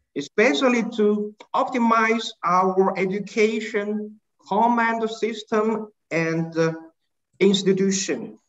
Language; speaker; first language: English; non-native, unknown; Chinese